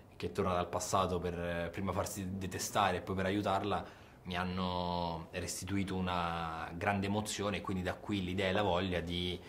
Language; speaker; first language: Italian; native; Italian